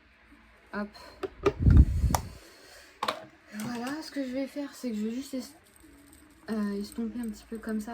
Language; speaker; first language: French; native; French